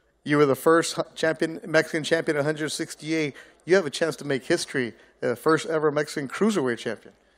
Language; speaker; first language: English; native; English